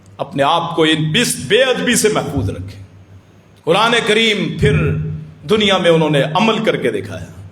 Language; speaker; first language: Urdu; non-native, local second language; Punjabi